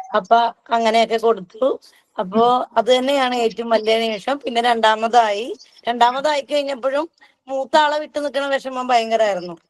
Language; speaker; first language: Malayalam; native; Malayalam